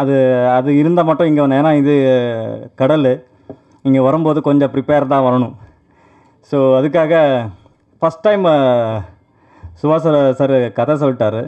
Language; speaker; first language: Tamil; non-native, learner; Kannada